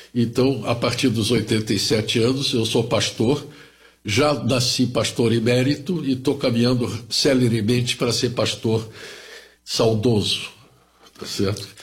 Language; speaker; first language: Portuguese; early bilingual, other home language; German